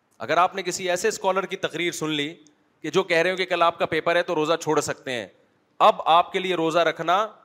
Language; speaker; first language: Urdu; native; Urdu